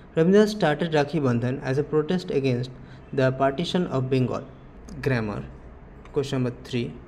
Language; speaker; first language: English; non-native, local second language; Bangla